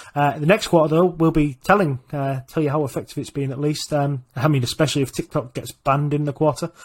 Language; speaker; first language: English; native; English